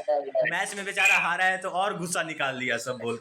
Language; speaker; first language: Hindi; native; Hindi